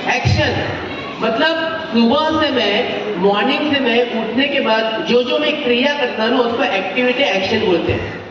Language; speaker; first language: Hindi; non-native, local second language; Marathi